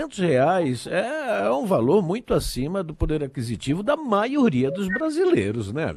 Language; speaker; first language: Portuguese; native; Portuguese